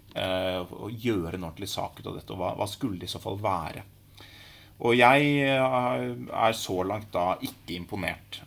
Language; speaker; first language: Norwegian; native; Norwegian